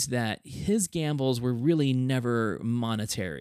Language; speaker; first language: English; native; English